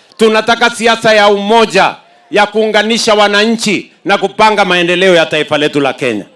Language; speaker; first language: Swahili; non-native, local second language; Kalenjin